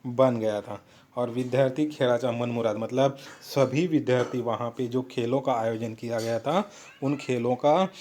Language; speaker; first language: Hindi; non-native, local second language; Marathi